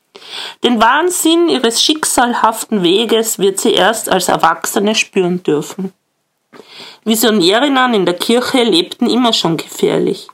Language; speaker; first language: German; native; German